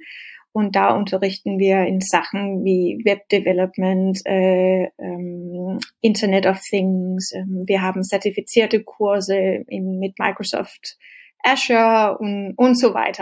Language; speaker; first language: German; non-native, fluent; Danish